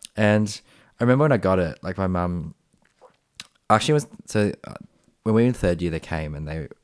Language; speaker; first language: English; non-native, local second language; Vietnamese